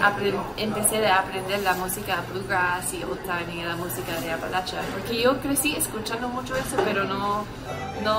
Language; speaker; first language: Spanish; early bilingual, heritage; English